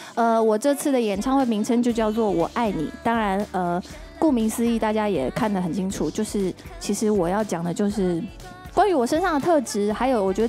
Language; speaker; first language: Chinese; native; Chinese